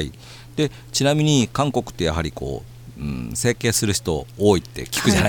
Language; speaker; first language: Japanese; native; Japanese